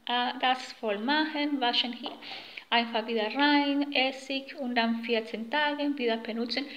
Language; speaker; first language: German; non-native, learner; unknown